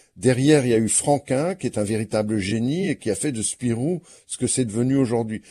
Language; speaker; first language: French; native; French